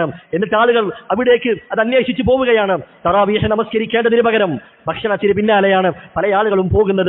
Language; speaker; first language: Malayalam; native; Malayalam